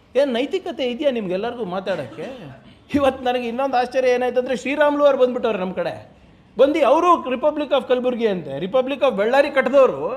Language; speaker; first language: Kannada; native; Kannada